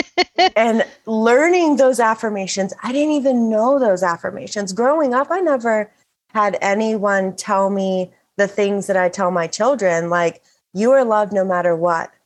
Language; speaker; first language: English; native; English